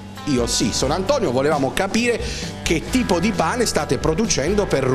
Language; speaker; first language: Italian; native; Italian